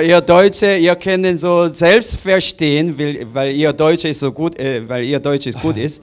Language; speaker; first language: German; non-native, learner; Korean